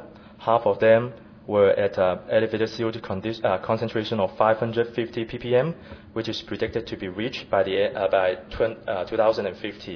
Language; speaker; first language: English; non-native, fluent; Chinese